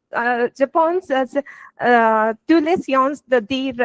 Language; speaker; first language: French; non-native, learner; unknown